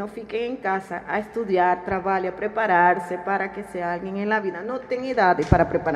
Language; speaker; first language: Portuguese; non-native, learner; Spanish